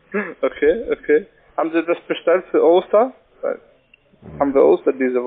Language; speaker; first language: German; non-native, learner; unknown